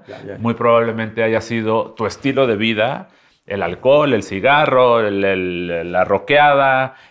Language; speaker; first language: Spanish; native; Spanish